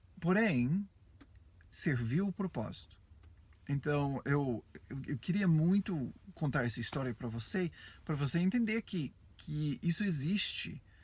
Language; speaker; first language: Portuguese; non-native, fluent; English